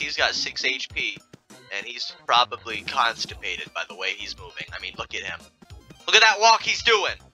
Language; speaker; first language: English; native; English